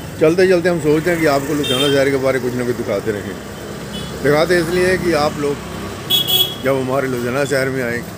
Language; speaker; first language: Hindi; non-native, local second language; Punjabi